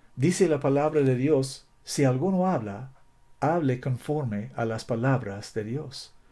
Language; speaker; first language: Spanish; non-native, fluent; English